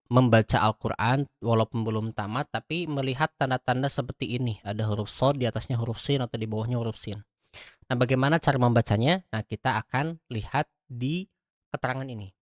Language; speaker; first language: Indonesian; native; Indonesian